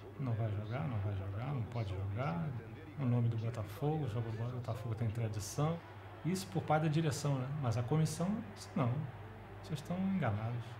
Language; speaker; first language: Portuguese; native; Portuguese